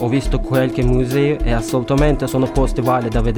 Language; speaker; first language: Italian; non-native, learner; Turkish